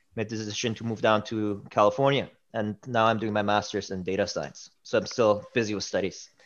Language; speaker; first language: English; early bilingual, other home language; German